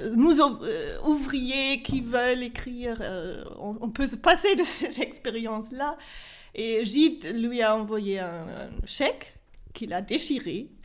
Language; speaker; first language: French; non-native, fluent; German